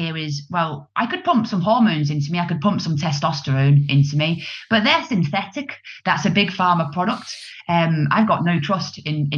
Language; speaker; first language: English; native; English